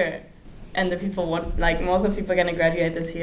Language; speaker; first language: English; non-native, fluent; German